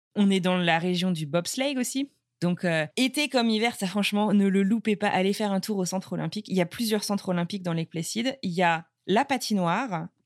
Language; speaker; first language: French; native; French